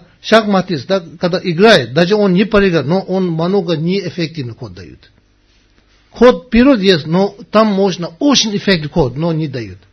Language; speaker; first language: Russian; non-native, learner; Tibetan